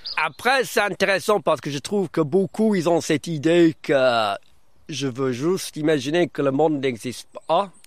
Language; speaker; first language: French; non-native, fluent; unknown